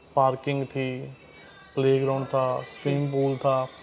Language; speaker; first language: Hindi; non-native, local second language; Punjabi